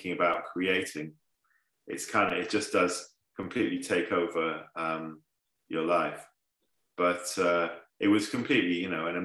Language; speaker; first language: English; native; English